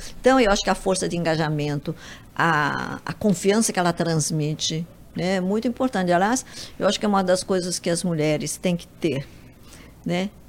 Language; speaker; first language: Portuguese; early bilingual, other home language; Japanese